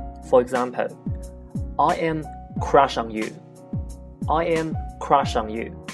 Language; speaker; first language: English; non-native, fluent; Chinese